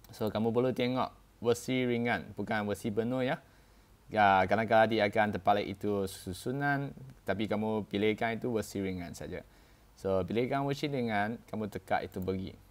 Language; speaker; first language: Malay; non-native, local second language; Chinese